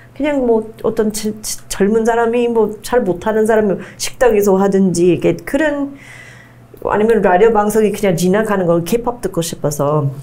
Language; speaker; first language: Korean; non-native, fluent; English